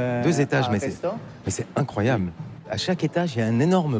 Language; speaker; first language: French; native; French